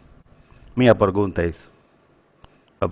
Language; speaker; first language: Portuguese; non-native, learner; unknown